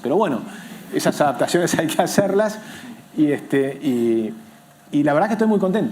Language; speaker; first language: Spanish; native; Spanish